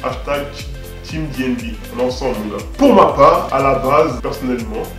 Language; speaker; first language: French; early bilingual, other home language; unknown